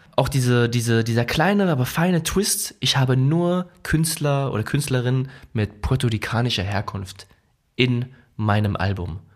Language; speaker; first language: German; early bilingual, other home language; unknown